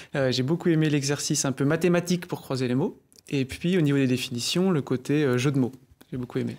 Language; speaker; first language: French; native; French